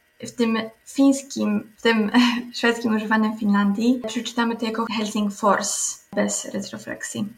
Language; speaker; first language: Polish; native; Polish